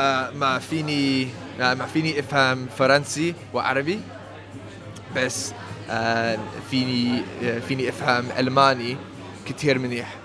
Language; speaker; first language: Arabic; non-native, learner; English